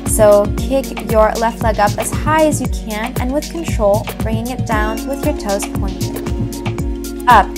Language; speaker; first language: English; native; English